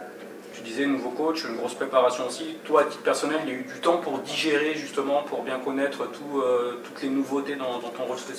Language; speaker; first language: French; native; French